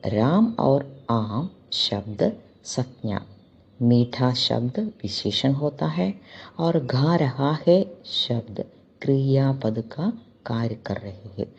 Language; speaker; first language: Hindi; non-native, local second language; Malayalam